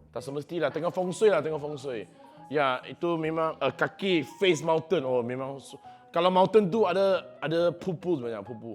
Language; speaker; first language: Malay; non-native, local second language; Chinese